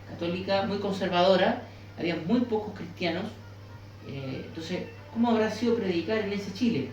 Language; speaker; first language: Spanish; native; Spanish